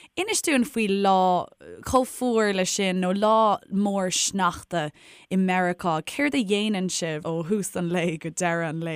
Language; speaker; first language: Irish; native; Irish